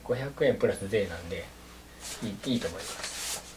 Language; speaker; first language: Japanese; native; Japanese